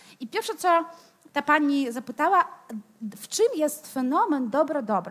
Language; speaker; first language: Polish; non-native, fluent; Ukrainian